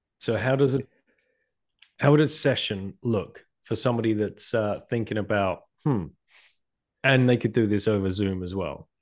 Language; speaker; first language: English; native; English